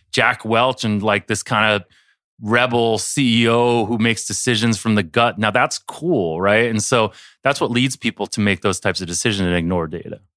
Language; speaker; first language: English; early bilingual, other home language; Chinese